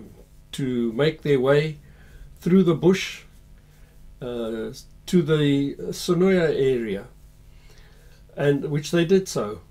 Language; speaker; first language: English; native; English